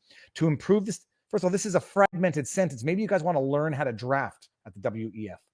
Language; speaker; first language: English; native; English